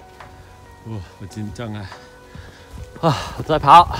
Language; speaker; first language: Chinese; non-native, learner; English